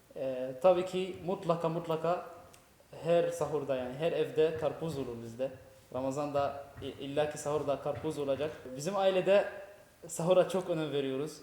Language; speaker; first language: Turkish; non-native, fluent; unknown